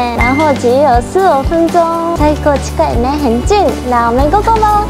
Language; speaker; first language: Chinese; non-native, fluent; Japanese